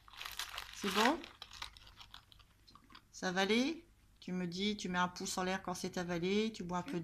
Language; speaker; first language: French; native; French